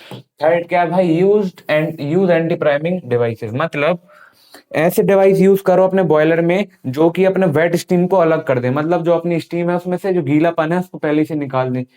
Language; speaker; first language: Hindi; native; Hindi